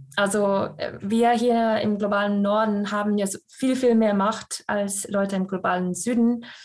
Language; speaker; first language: German; non-native, fluent; English